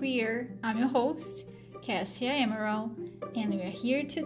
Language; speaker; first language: English; non-native, fluent; Portuguese